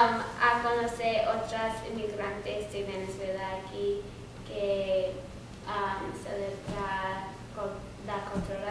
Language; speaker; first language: Spanish; non-native, learner; English